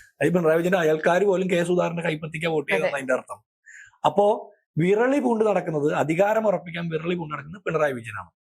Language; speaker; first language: Malayalam; native; Malayalam